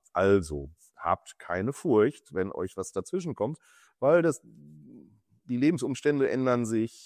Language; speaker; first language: German; native; German